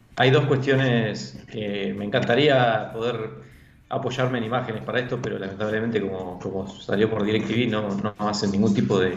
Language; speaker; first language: Spanish; native; Spanish